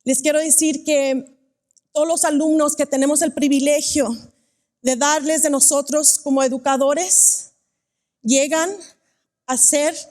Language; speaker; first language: Spanish; early bilingual, other home language; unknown